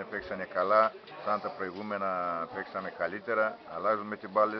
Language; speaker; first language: Greek; non-native, learner; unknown